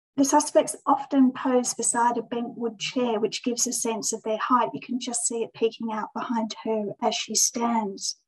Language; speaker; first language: English; native; English